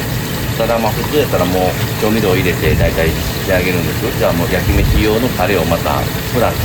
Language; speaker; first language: Japanese; native; Japanese